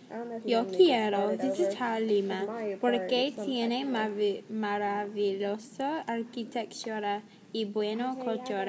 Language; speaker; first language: Spanish; non-native, learner; English